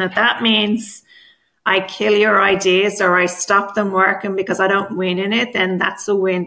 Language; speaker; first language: English; native; English